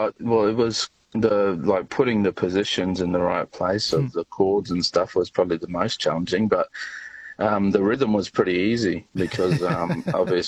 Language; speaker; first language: English; native; English